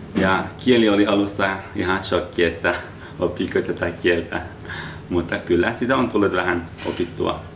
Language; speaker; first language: Finnish; non-native, fluent; Persian